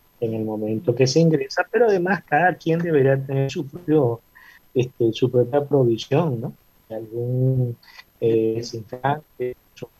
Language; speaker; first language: Spanish; native; Spanish